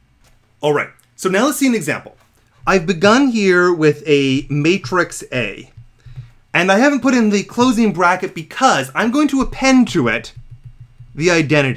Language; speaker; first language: English; native; English